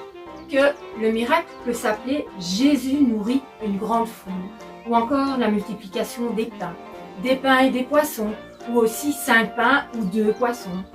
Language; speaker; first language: French; native; French